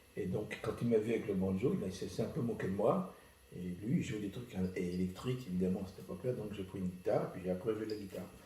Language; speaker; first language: French; early bilingual, other home language; Malagasy